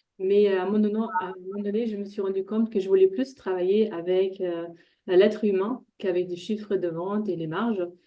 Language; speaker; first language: French; non-native, fluent; German